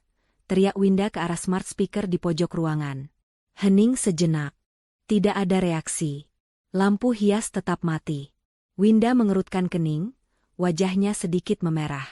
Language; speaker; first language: Indonesian; native; Indonesian